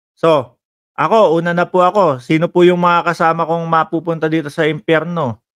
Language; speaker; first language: Filipino; native; Filipino